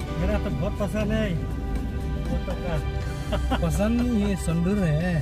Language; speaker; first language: Hindi; non-native, learner; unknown